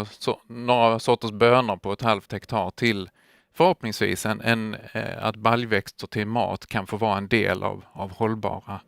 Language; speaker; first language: Swedish; native; Swedish